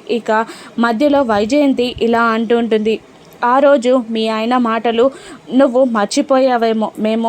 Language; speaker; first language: Telugu; native; Telugu